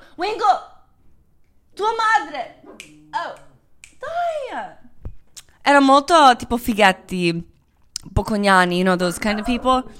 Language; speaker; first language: Italian; non-native, fluent; Croatian